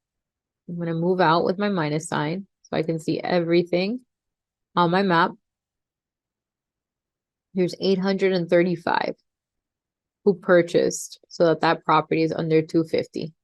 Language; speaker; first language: English; native; English